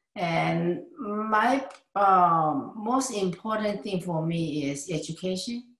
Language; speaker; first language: English; non-native, learner; Chinese